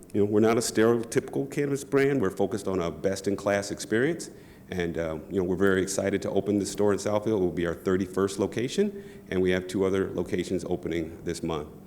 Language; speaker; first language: English; native; English